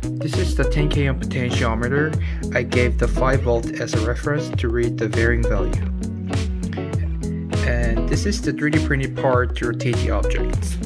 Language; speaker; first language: English; non-native, fluent; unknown